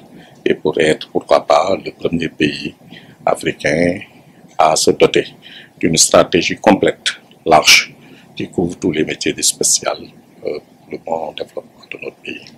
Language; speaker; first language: French; non-native, local second language; Wolof